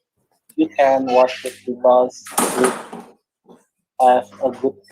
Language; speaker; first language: English; non-native, learner; Indonesian